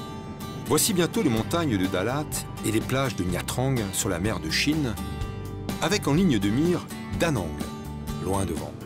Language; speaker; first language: French; native; French